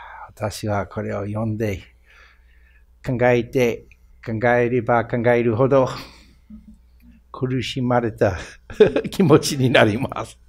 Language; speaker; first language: Japanese; non-native, fluent; English